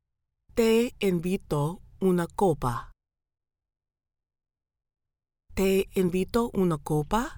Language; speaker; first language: Spanish; non-native, learner; English